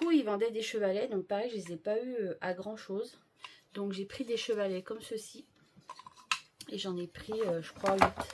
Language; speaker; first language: French; native; French